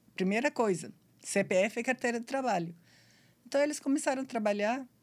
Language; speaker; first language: Portuguese; non-native, fluent; Arabic